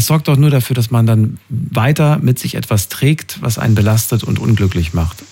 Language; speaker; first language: German; native; German